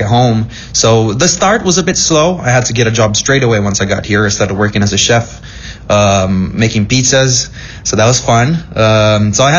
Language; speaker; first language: English; non-native, fluent; Romanian